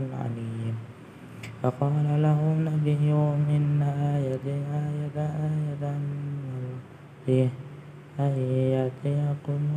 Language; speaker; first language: Arabic; non-native, learner; Indonesian